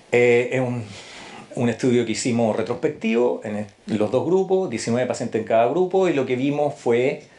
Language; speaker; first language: Spanish; native; Spanish